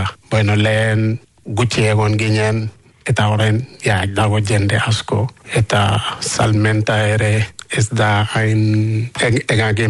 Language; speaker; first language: Basque; non-native, learner; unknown